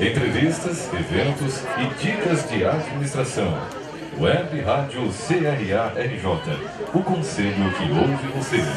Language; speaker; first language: Portuguese; native; Portuguese